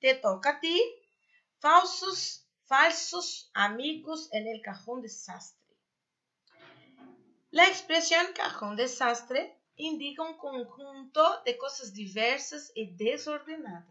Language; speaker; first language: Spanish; non-native, fluent; Portuguese